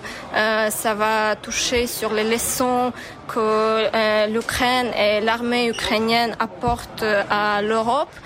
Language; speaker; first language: French; non-native, fluent; Ukrainian